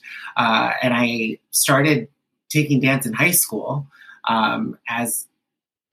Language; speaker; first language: English; early bilingual, other home language; Spanish